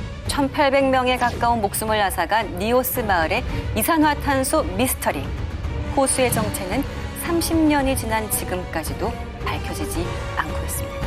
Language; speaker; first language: Korean; native; Korean